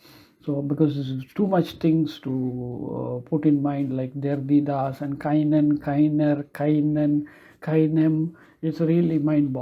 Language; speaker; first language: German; non-native, learner; Tamil